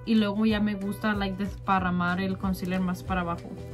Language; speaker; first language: Spanish; early bilingual, heritage; Spanish